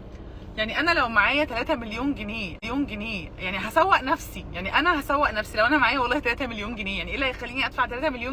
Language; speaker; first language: Arabic; native; Arabic